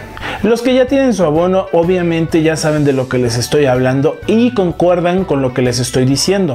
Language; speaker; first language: Spanish; native; Spanish